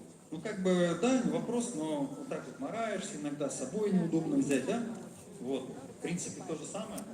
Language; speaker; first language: Russian; native; Russian